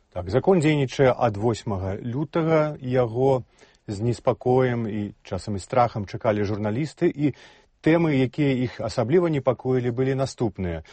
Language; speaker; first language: Belarusian; native; Belarusian